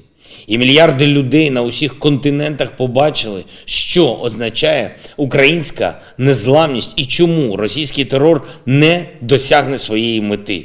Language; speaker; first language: Ukrainian; non-native, local second language; Russian